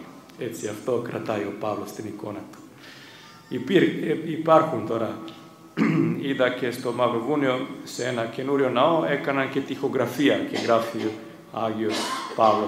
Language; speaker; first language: Greek; non-native, fluent; Serbian